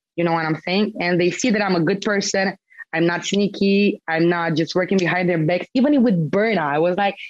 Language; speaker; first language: English; non-native, fluent; Romanian